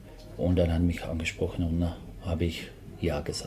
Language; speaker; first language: German; non-native, fluent; Slovak